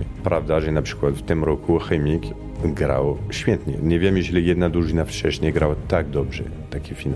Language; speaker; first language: Polish; non-native, fluent; Italian